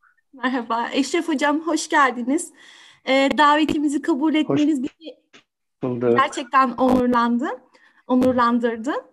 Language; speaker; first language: Turkish; native; Turkish